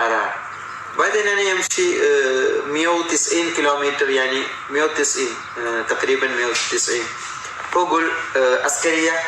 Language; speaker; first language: Arabic; non-native, learner; Malayalam